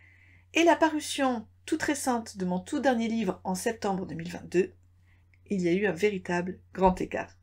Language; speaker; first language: French; native; French